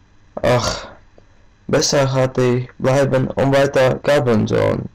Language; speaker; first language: German; non-native, learner; Latvian